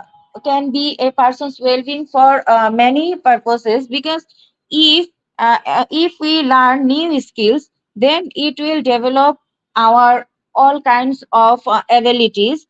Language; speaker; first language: English; non-native, learner; Bangla